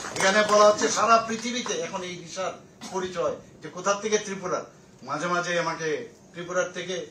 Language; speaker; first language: Bangla; native; Bangla